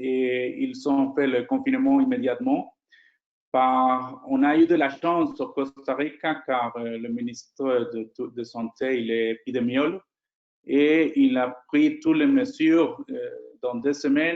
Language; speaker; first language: French; non-native, fluent; Spanish